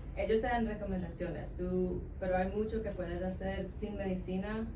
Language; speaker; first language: Spanish; early bilingual, heritage; Spanish